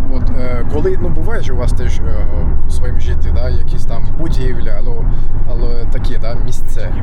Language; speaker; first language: Ukrainian; non-native, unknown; Turkish